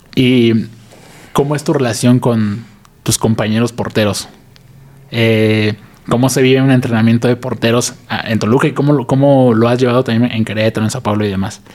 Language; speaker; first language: Spanish; native; Spanish